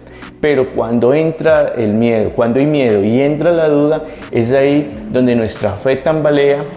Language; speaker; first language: Spanish; native; Spanish